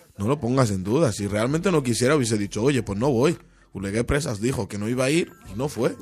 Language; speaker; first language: Spanish; early bilingual, other home language; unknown